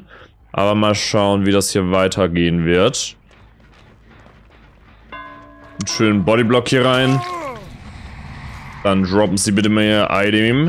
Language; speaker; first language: German; native; German